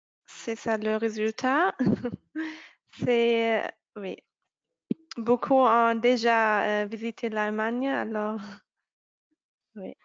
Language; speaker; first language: French; non-native, fluent; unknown